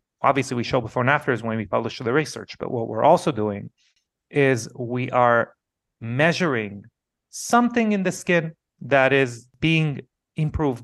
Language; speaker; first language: English; non-native, fluent; Hebrew